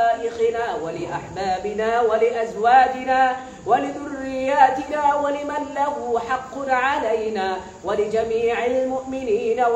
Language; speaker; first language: Arabic; non-native, fluent; Bangla